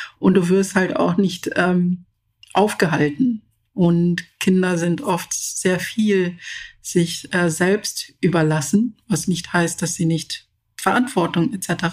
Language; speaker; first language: German; early bilingual, other home language; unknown